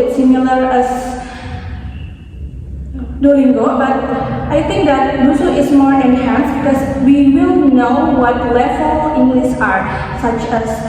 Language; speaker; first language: English; non-native, fluent; Indonesian